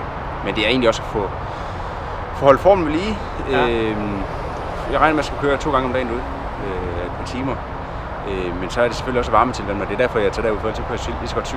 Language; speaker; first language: Danish; native; Danish